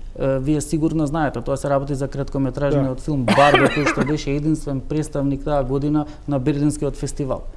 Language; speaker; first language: Macedonian; non-native, local second language; Turkish